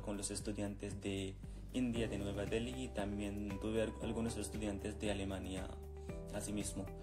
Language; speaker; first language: Spanish; non-native, fluent; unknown